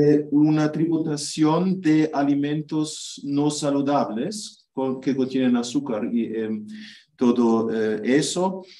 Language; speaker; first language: Spanish; non-native, fluent; German